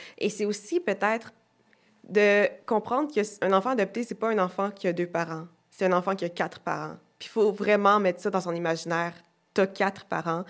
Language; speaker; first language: French; native; French